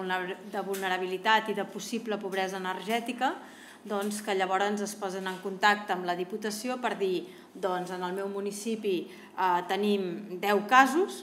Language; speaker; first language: Catalan; native; Catalan